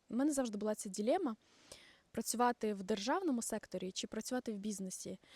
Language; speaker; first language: Ukrainian; non-native, local second language; Russian